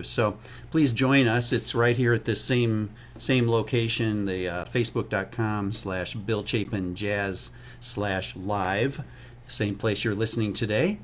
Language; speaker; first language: English; native; English